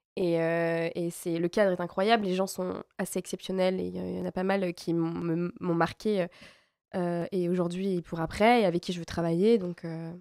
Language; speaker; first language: French; native; French